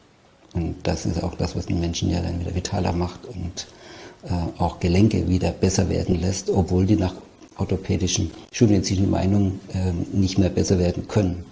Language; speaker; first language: German; native; German